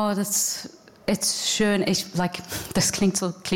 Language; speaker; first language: German; non-native, fluent; English